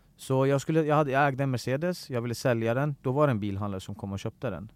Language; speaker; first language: Swedish; early bilingual, other home language; Persian